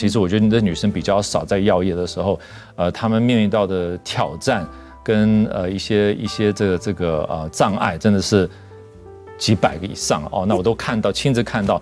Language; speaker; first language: Chinese; non-native, fluent; English